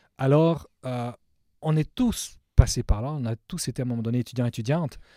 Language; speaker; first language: French; native; French